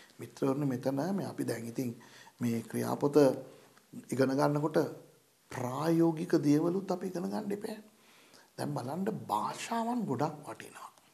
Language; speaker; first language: Sinhala; non-native, local second language; Tamil